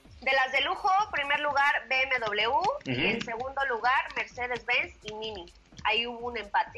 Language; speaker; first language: Spanish; native; Spanish